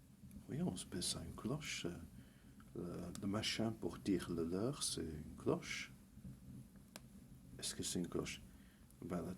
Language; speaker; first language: French; early bilingual, heritage; English